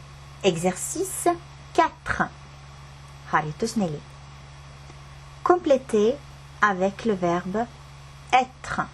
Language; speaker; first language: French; non-native, fluent; Estonian